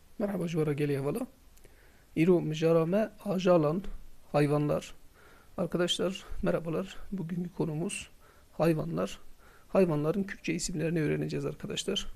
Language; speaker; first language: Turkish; non-native, local second language; Kurdish